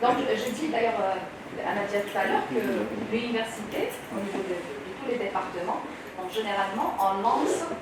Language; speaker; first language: French; non-native, local second language; Arabic